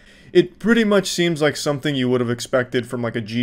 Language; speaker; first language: English; native; English